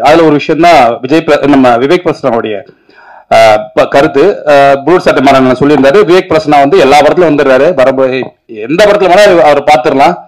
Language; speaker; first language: Tamil; native; Tamil